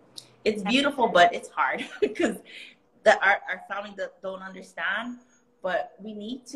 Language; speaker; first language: English; early bilingual, other home language; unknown